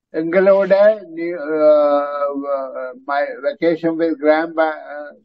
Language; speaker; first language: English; non-native, fluent; Tamil